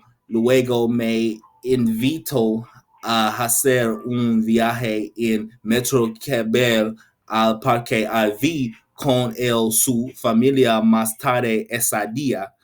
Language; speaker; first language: Spanish; non-native, learner; English